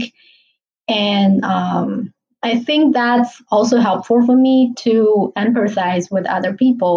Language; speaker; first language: English; non-native, fluent; Chinese